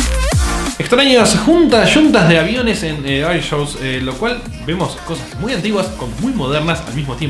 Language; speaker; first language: Spanish; native; Spanish